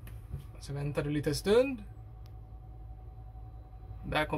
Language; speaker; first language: Swedish; non-native, fluent; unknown